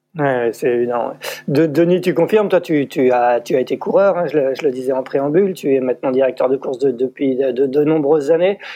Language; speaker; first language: French; native; French